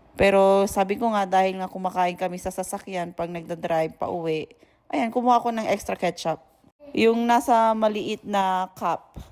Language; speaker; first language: Filipino; native; Filipino